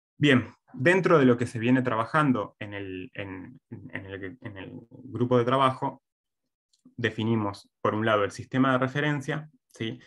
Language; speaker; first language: Spanish; native; Spanish